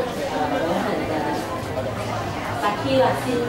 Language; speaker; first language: Chinese; non-native, local second language; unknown